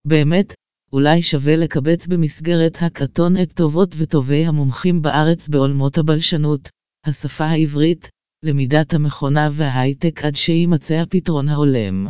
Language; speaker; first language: Hebrew; native; Hebrew